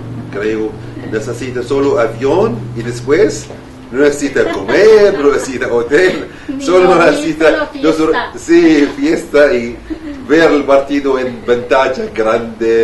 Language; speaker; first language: Spanish; non-native, learner; Arabic